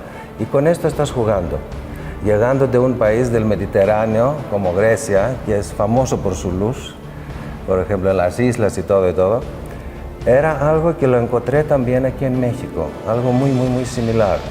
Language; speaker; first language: Spanish; non-native, fluent; Greek